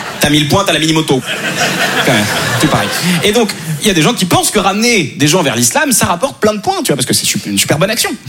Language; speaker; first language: French; native; French